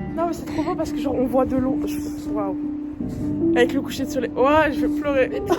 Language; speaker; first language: French; native; French